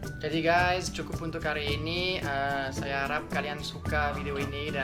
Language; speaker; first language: Indonesian; non-native, fluent; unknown